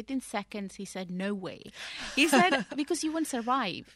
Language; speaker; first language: English; non-native, local second language; Punjabi